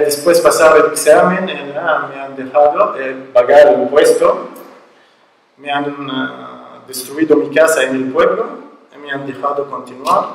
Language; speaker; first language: Spanish; non-native, learner; Arabic